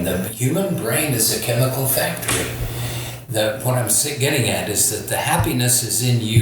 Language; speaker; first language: English; native; English